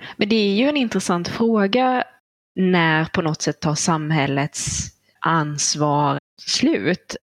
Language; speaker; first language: Swedish; native; Swedish